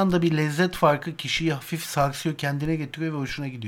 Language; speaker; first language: Turkish; native; Turkish